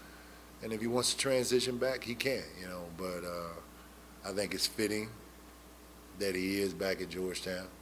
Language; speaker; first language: English; native; English